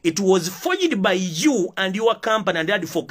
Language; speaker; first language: English; non-native, local second language; Ganda